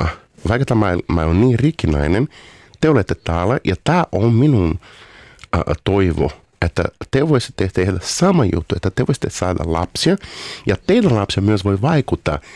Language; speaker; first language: Finnish; non-native, fluent; Portuguese